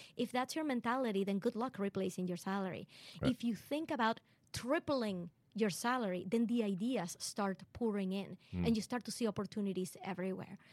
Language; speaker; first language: English; non-native, fluent; Spanish